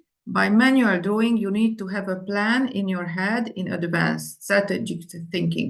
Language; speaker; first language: English; non-native, fluent; Indonesian